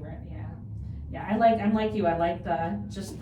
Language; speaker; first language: English; native; English